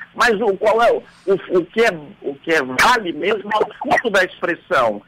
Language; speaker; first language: Portuguese; native; Portuguese